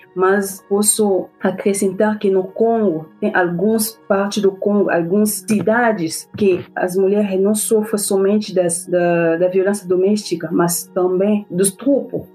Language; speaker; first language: Portuguese; non-native, fluent; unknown